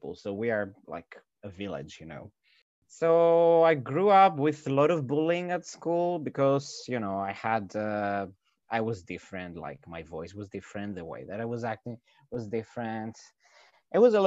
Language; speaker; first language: English; non-native, fluent; Greek